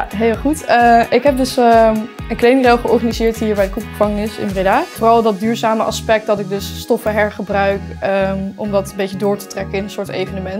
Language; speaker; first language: Dutch; native; Dutch